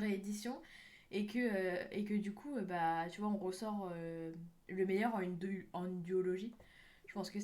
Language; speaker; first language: French; native; French